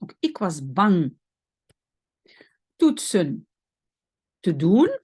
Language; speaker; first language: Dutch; non-native, fluent; French